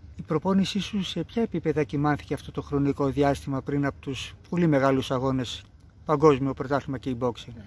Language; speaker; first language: Greek; native; Greek